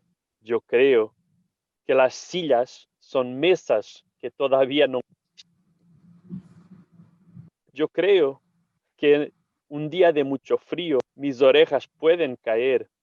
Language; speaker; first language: Spanish; non-native, fluent; Portuguese